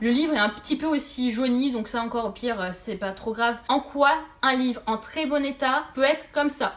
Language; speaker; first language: French; native; French